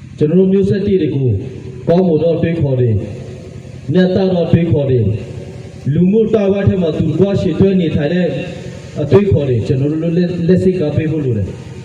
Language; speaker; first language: Burmese; non-native, local second language; Western Kayah